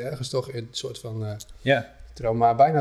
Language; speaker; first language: Dutch; native; Dutch